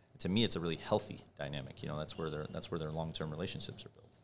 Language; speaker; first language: English; native; English